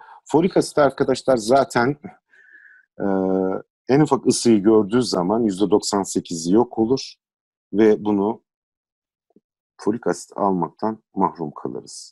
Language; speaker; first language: Turkish; native; Turkish